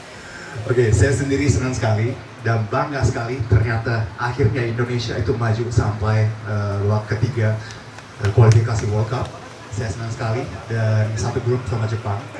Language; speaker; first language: Indonesian; early bilingual, heritage; Japanese